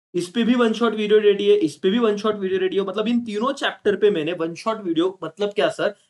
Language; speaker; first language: Hindi; non-native, local second language; Marathi